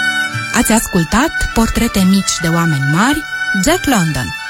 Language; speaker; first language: Romanian; native; Romanian